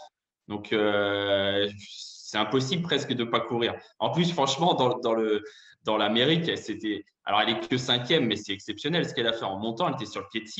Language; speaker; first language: French; native; French